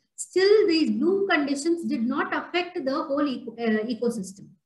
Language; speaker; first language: English; non-native, local second language; Tamil